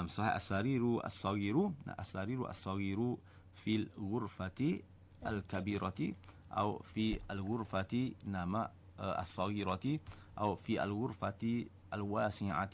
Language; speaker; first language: Arabic; non-native, fluent; Malay